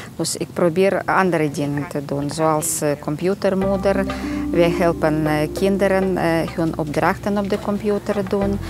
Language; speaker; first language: Dutch; non-native, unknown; Russian